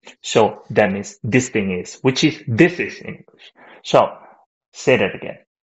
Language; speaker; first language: English; non-native, fluent; Korean